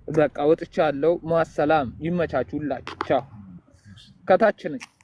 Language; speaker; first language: Amharic; native; Amharic